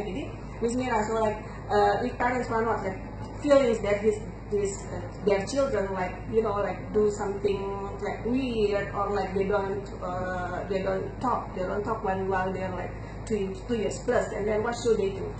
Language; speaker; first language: English; non-native, fluent; Indonesian